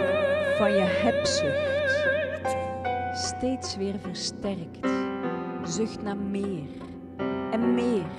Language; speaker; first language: Dutch; native; Dutch